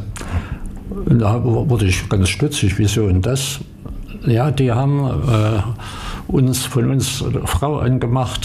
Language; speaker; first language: German; native; German